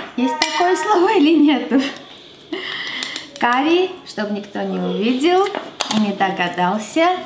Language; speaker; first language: Russian; non-native, fluent; Armenian